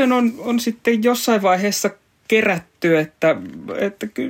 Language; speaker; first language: Finnish; native; Finnish